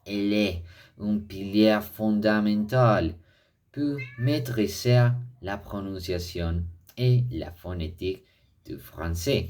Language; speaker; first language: French; non-native, fluent; Spanish